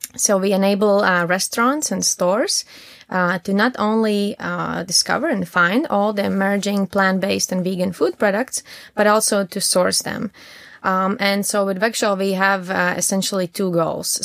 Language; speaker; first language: English; non-native, fluent; Latvian